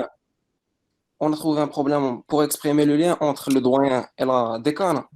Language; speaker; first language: French; non-native, local second language; Arabic